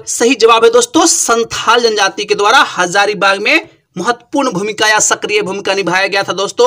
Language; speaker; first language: Hindi; native; Hindi